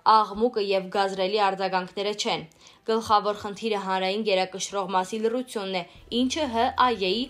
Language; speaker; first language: Armenian; native; Armenian